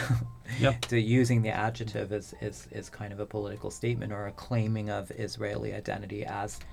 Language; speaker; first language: English; native; English